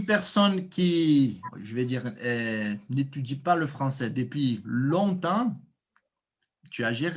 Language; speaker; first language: French; non-native, fluent; Portuguese